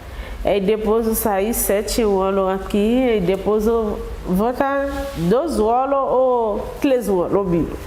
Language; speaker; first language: Portuguese; non-native, learner; Haitian Creole